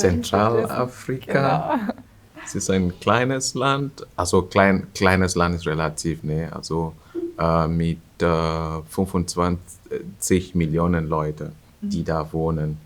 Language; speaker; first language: German; non-native, fluent; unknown